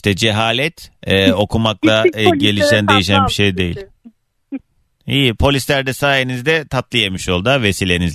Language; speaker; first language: Turkish; native; Turkish